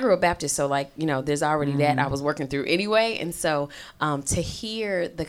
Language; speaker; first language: English; native; English